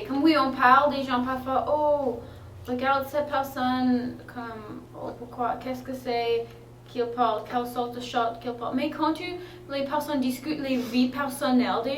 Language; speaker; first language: French; non-native, fluent; English